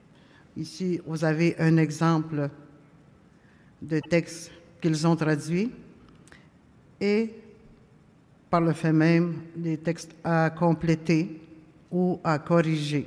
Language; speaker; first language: French; non-native, local second language; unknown